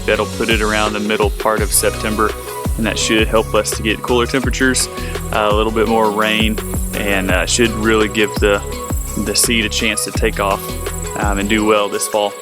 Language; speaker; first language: English; native; English